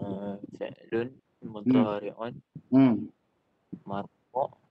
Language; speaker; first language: Arabic; non-native, learner; Malay